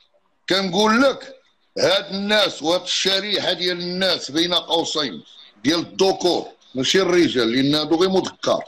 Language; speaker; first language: Arabic; native; Arabic